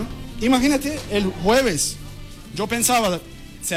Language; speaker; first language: Spanish; non-native, learner; Turkish